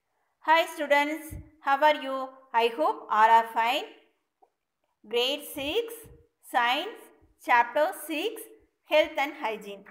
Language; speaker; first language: English; non-native, local second language; Tamil